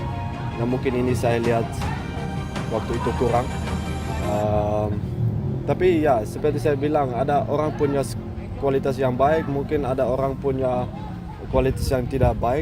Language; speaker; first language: Indonesian; non-native, fluent; Dutch